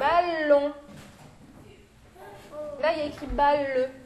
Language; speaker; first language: French; native; French